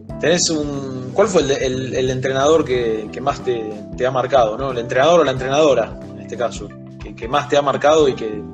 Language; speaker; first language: Spanish; native; Spanish